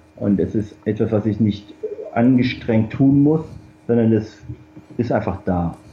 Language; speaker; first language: German; early bilingual, other home language; Korean